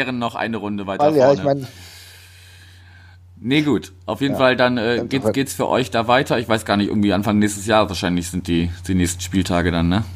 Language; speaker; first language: German; native; German